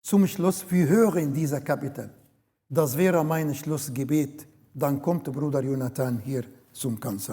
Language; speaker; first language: German; non-native, learner; Arabic